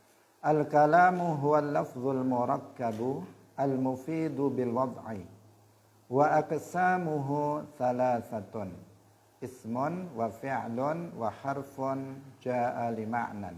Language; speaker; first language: Arabic; non-native, fluent; Indonesian